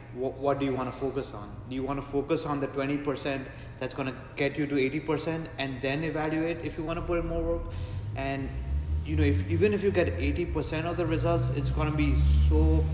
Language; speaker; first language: English; non-native, local second language; Gujarati